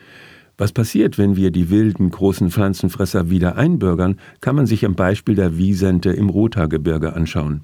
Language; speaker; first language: German; native; German